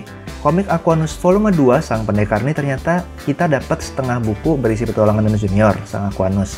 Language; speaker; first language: Indonesian; native; Indonesian